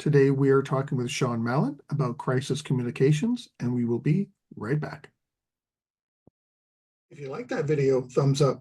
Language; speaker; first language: English; native; English